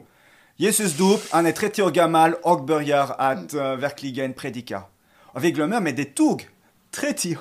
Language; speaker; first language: Swedish; non-native, fluent; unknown